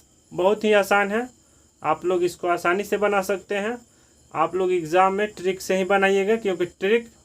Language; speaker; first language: Hindi; native; Hindi